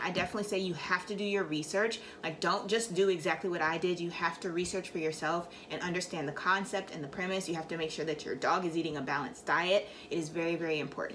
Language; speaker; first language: English; native; English